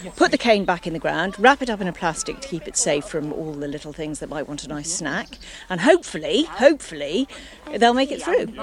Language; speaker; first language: English; native; English